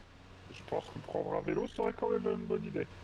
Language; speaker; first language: French; native; French